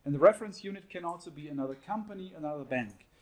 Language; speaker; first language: English; non-native, fluent; German